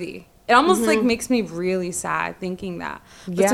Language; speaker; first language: English; native; English